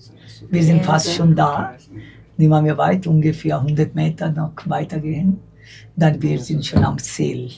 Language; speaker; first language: German; non-native, learner; Bangla